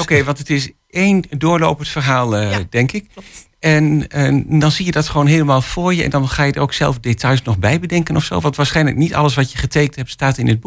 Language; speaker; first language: Dutch; native; Dutch